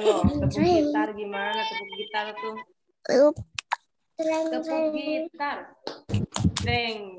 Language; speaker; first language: Indonesian; native; Indonesian